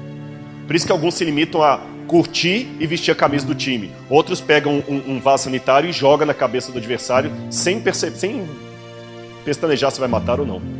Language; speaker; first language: Portuguese; native; Portuguese